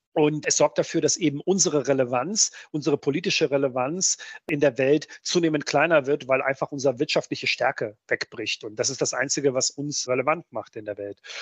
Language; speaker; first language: German; early bilingual, other home language; Bosnian